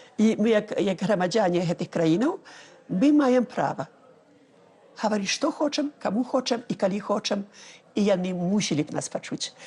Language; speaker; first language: Belarusian; early bilingual, heritage; Belarusian